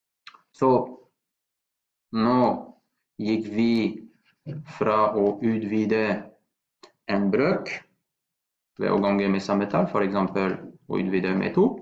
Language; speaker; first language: Norwegian; non-native, fluent; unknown